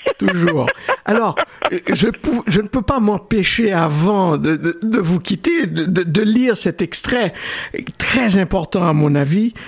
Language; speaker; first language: French; native; French